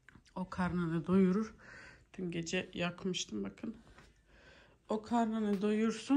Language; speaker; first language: Turkish; early bilingual, heritage; Turkish